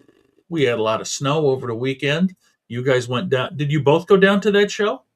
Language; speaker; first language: English; native; English